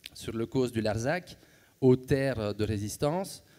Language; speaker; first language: French; native; French